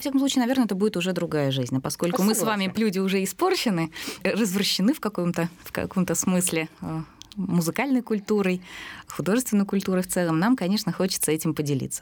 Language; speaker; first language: Russian; native; Russian